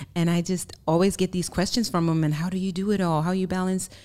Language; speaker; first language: English; non-native, fluent; German